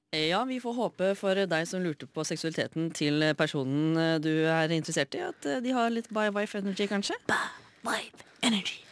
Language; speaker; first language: Norwegian; native; Norwegian